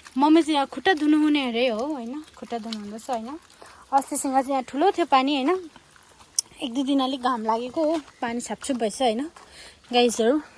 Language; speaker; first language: Nepali; non-native, local second language; Gurung